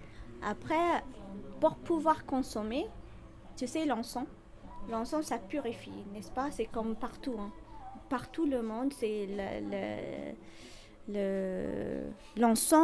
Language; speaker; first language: French; non-native, fluent; Amharic